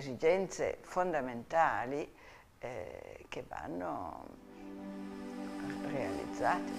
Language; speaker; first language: Italian; native; Italian